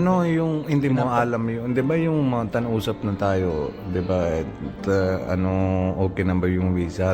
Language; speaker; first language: Filipino; non-native, learner; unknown